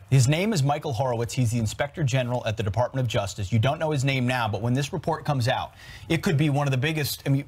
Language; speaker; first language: English; native; English